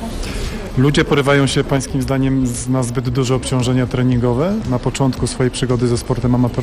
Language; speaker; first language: Polish; native; Polish